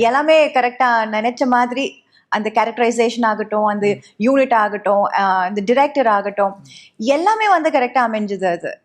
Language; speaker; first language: Tamil; native; Tamil